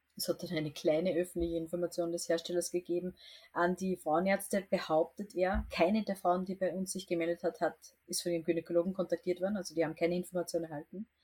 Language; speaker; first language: German; native; German